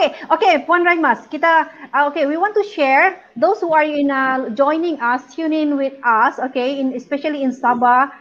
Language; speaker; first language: English; non-native, local second language; Malay